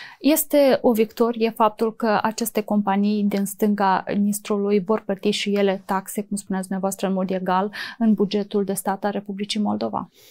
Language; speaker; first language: Romanian; native; Romanian